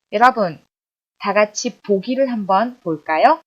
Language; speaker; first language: Korean; native; Korean